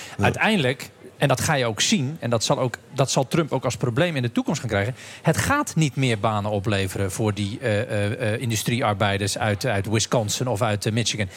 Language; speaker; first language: Dutch; native; Dutch